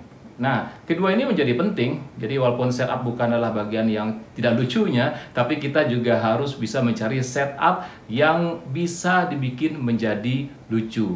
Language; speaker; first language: Indonesian; native; Indonesian